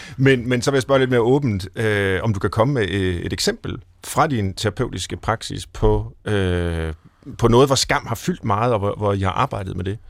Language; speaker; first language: Danish; native; Danish